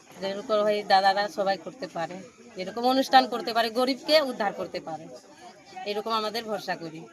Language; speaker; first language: Bangla; non-native, local second language; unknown